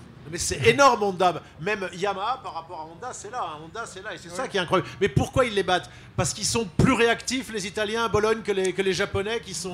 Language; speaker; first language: French; native; French